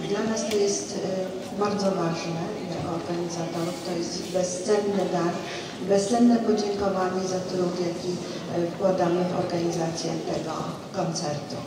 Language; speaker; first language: Polish; native; Polish